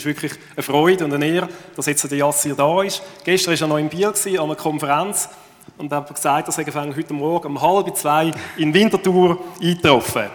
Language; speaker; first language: German; native; German